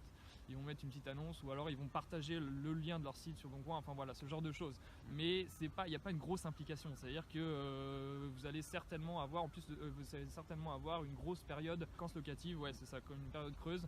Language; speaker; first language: French; native; French